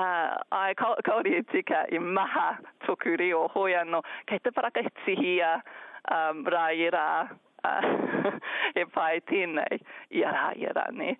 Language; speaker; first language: Māori; non-native, learner; English